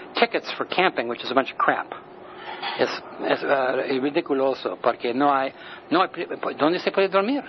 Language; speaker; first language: Spanish; non-native, learner; English